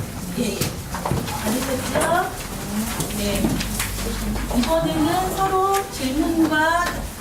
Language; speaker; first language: Korean; native; Korean